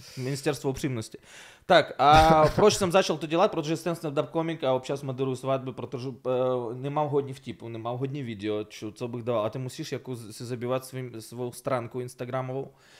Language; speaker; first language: Czech; non-native, fluent; Russian